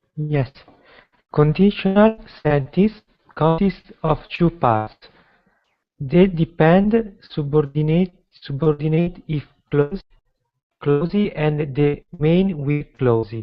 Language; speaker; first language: English; non-native, learner; Italian